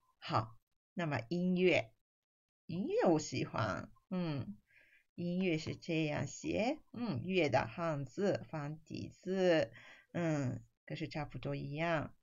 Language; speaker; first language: Chinese; non-native, fluent; Japanese